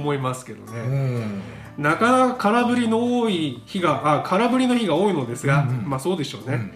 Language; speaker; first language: Japanese; native; Japanese